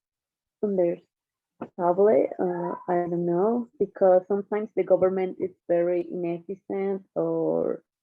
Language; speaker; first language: English; non-native, learner; Spanish